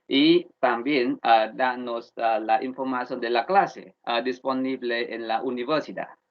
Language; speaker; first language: Spanish; non-native, learner; Vietnamese